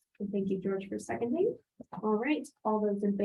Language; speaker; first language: English; native; English